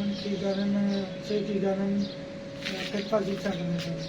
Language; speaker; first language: Korean; non-native, learner; Punjabi